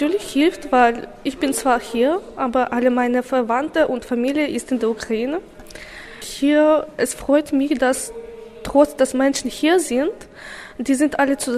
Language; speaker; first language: German; non-native, learner; Ukrainian